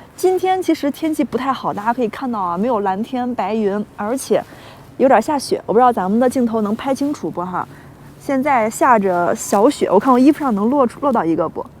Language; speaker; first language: Chinese; native; Chinese